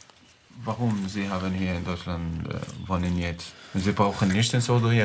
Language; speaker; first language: German; non-native, learner; Arabic